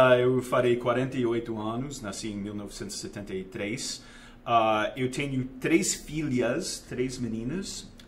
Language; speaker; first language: Portuguese; non-native, fluent; English